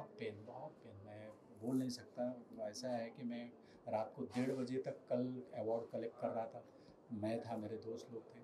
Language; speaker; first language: Hindi; native; Hindi